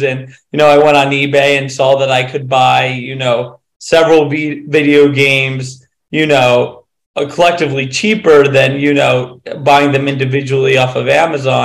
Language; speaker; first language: English; native; English